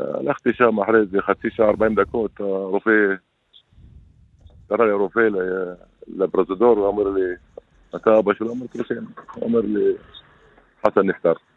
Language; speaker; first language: Hebrew; non-native, local second language; Arabic